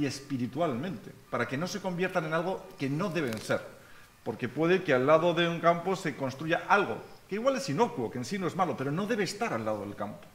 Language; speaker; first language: Spanish; native; Spanish